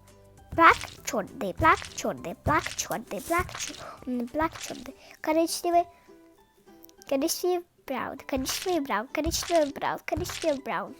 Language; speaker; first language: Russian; early bilingual, heritage; Russian